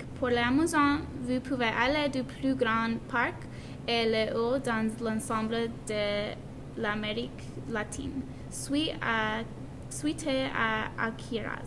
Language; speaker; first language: French; non-native, learner; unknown